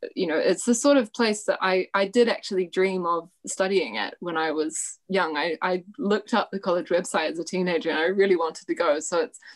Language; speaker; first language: English; native; English